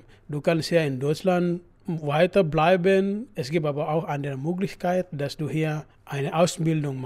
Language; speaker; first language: German; non-native, learner; Indonesian